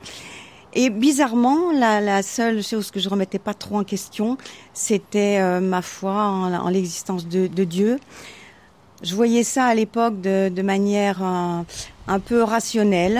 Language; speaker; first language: French; native; French